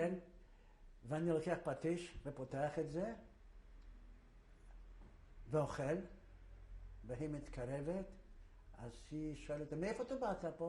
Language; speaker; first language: Hebrew; non-native, fluent; Polish